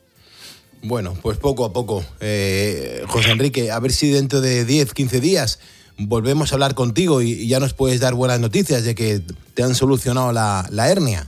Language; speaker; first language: Spanish; native; Spanish